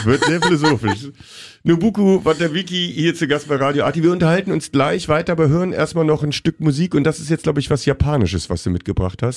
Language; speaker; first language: German; native; German